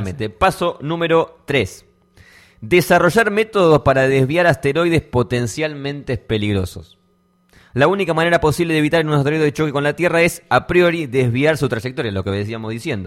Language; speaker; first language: Spanish; native; Spanish